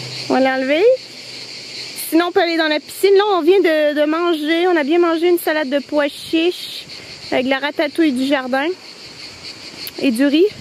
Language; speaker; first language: French; native; French